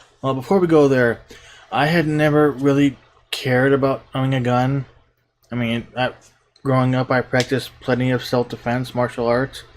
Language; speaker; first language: English; native; English